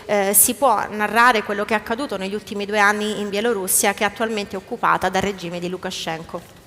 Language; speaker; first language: Italian; native; Italian